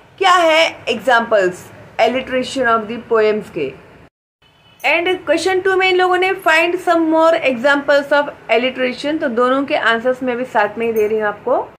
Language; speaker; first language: Hindi; non-native, local second language; Marathi